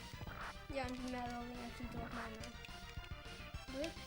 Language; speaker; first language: Welsh; non-native, local second language; English